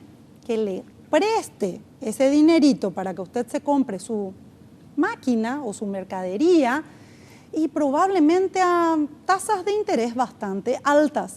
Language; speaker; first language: Spanish; native; Spanish